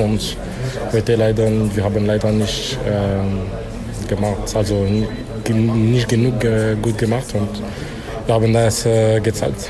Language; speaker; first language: German; non-native, fluent; French